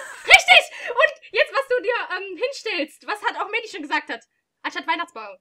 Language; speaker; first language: German; native; German